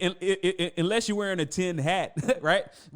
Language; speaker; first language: English; native; English